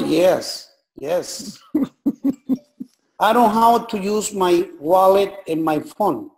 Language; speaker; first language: English; non-native, learner; Spanish